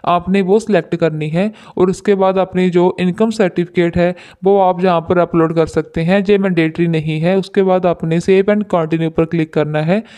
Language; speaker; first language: Hindi; non-native, local second language; Punjabi